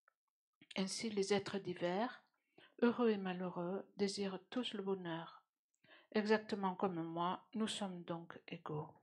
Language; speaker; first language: French; native; French